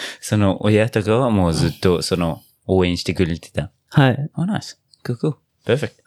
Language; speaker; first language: Japanese; non-native, fluent; English